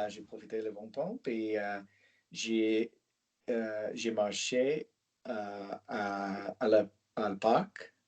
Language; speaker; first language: French; non-native, learner; English